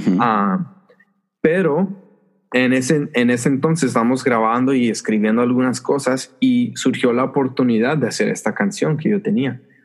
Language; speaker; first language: Spanish; early bilingual, heritage; Spanish